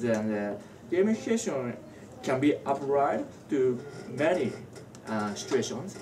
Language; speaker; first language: English; non-native, learner; Japanese